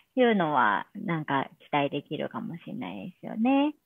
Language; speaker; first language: Japanese; native; Japanese